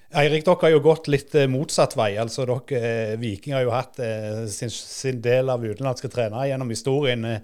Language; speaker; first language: Norwegian; native; Norwegian